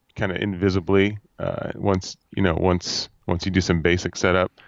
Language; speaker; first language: English; native; English